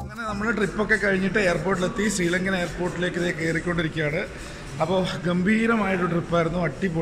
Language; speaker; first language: Malayalam; native; Malayalam